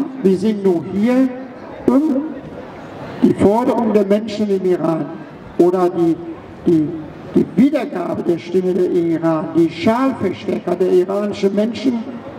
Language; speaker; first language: German; non-native, fluent; Persian